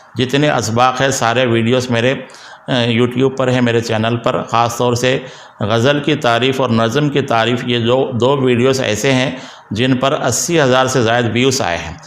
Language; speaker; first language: Urdu; native; Urdu